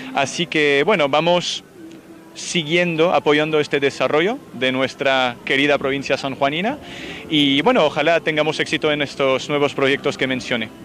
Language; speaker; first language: Spanish; non-native, fluent; French